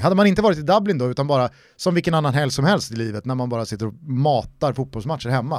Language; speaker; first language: Swedish; native; Swedish